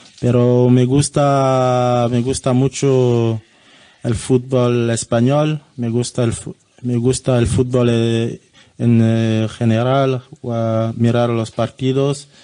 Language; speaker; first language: Spanish; non-native, learner; French